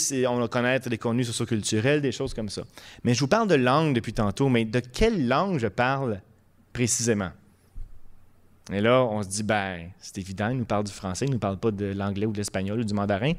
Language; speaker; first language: French; native; French